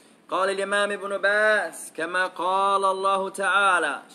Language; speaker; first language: Arabic; non-native, fluent; English